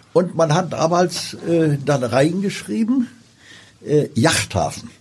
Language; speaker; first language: German; early bilingual, other home language; Polish